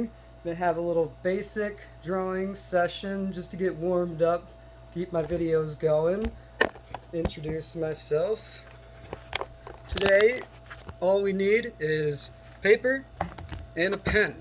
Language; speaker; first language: English; native; English